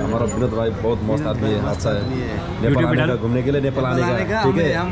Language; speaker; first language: Hindi; non-native, learner; Nepali